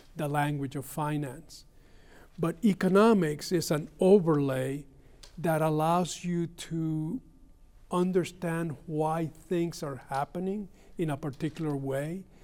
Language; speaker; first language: English; early bilingual, other home language; Spanish